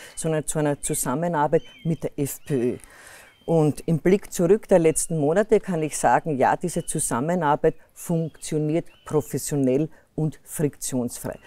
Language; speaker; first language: German; native; German